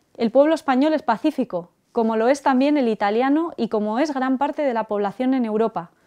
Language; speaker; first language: Spanish; native; Spanish